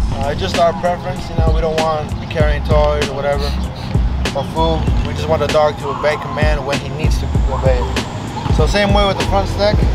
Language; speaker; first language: English; early bilingual, other home language; Spanish